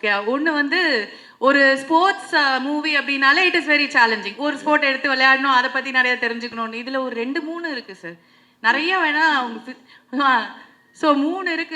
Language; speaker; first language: Tamil; native; Tamil